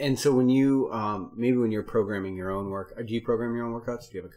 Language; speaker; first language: English; native; English